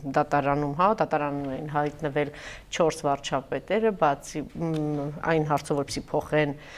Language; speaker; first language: Armenian; native; Armenian